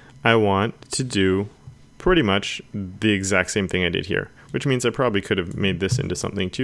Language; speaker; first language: English; native; English